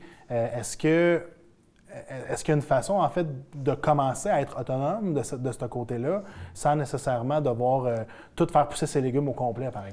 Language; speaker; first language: French; native; French